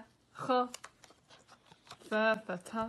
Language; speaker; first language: Arabic; non-native, learner; English